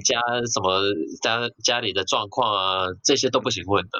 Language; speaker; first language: Chinese; early bilingual, heritage; Chinese